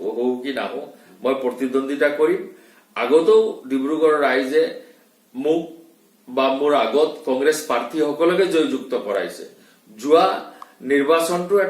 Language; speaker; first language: Assamese; non-native, local second language; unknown